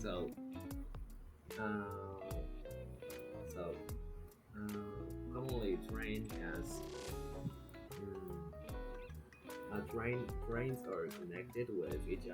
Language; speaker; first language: English; non-native, fluent; Japanese